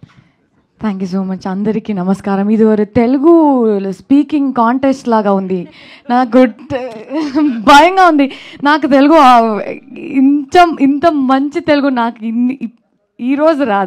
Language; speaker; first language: Telugu; non-native, learner; Kannada